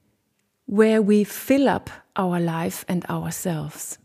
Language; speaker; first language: English; non-native, fluent; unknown